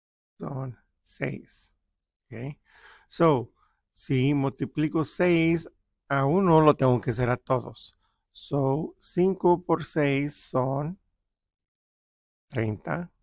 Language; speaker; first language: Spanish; early bilingual, heritage; Spanish